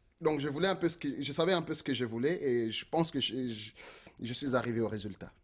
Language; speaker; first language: French; non-native, local second language; Lingala